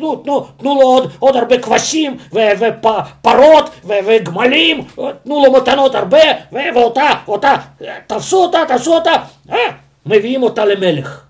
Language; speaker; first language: Hebrew; non-native, fluent; Russian